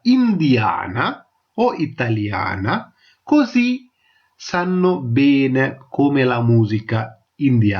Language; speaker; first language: Italian; non-native, fluent; Tamil